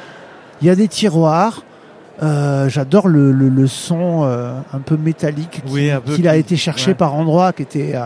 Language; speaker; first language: French; native; French